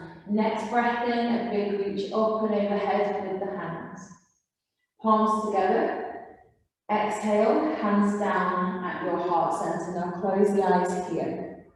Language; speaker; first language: English; native; English